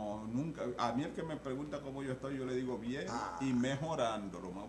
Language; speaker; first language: Spanish; native; Spanish